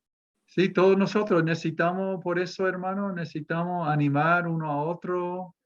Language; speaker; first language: Spanish; non-native, fluent; English